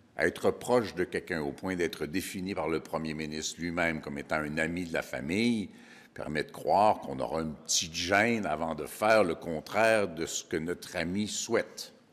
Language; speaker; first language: French; native; French